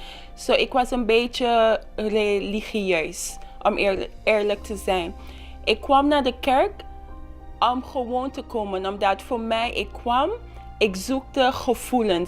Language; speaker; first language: Dutch; non-native, local second language; Papiamento